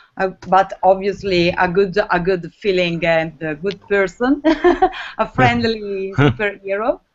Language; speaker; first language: English; non-native, learner; Italian